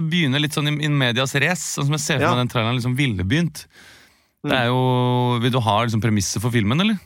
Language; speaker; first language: Norwegian; native; Norwegian